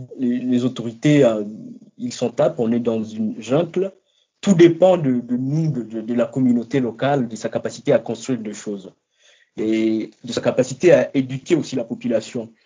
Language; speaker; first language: French; non-native, local second language; Lingala